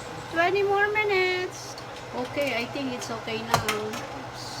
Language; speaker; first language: English; non-native, local second language; Filipino